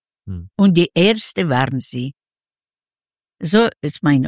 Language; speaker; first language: German; non-native, learner; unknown